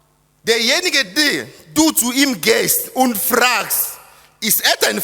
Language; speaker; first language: German; non-native, fluent; Lingala